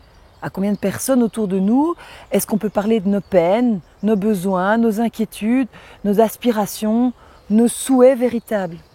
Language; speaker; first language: French; native; French